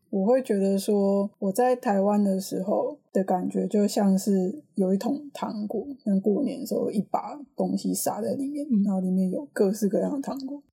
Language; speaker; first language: Chinese; native; Chinese